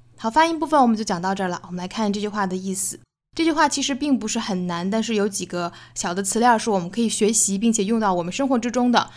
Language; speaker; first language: Chinese; native; Chinese